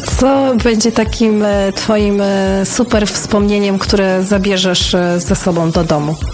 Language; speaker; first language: Polish; native; Polish